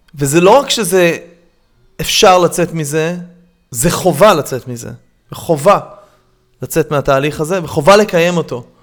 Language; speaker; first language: Hebrew; native; Hebrew